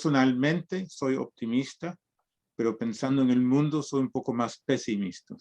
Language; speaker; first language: Spanish; early bilingual, heritage; Spanish